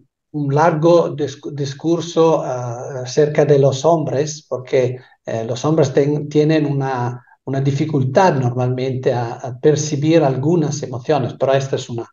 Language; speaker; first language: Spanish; non-native, fluent; Italian